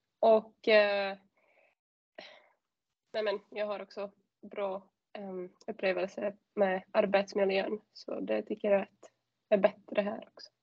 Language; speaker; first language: Swedish; non-native, fluent; Czech